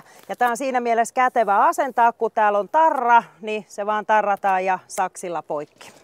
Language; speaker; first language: Finnish; native; Finnish